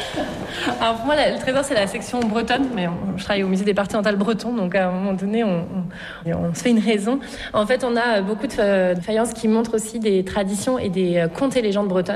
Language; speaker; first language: French; native; French